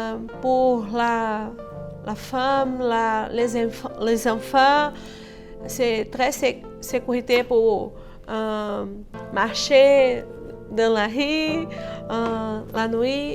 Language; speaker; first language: French; non-native, learner; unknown